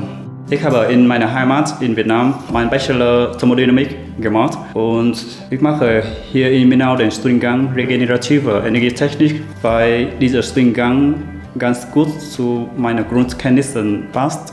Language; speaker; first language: German; non-native, fluent; Vietnamese